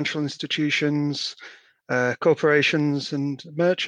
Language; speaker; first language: English; native; English